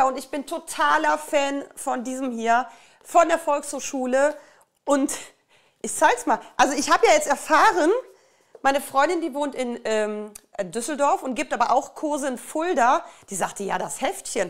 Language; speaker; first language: German; native; German